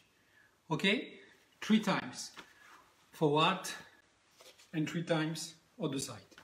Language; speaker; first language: English; non-native, learner; French